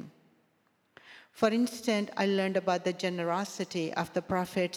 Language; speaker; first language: English; non-native, local second language; Punjabi